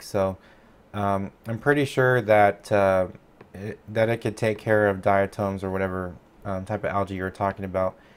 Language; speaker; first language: English; native; English